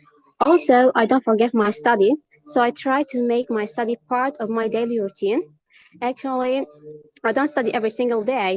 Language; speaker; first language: English; non-native, learner; Arabic